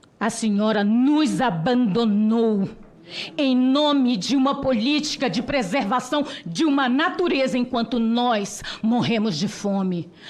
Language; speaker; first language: Portuguese; non-native, local second language; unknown